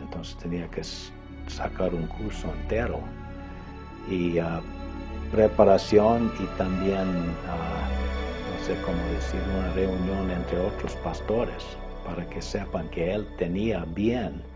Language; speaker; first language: Spanish; non-native, fluent; English